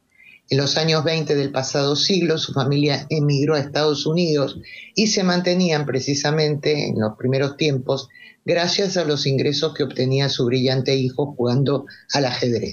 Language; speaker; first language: Spanish; native; Spanish